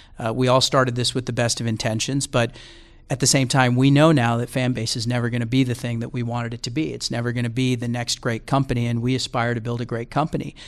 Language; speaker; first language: English; native; English